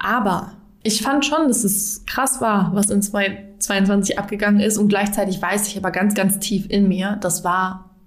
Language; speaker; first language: German; native; German